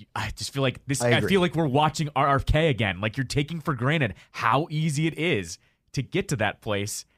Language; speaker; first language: English; native; English